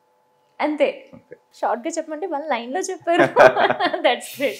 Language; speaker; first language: Telugu; native; Telugu